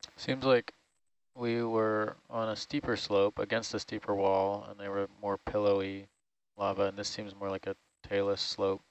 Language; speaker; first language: English; native; English